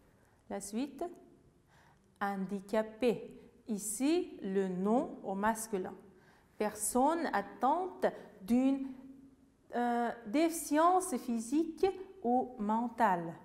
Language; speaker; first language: French; non-native, fluent; Uzbek